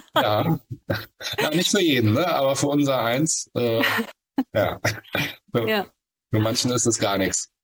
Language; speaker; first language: German; native; German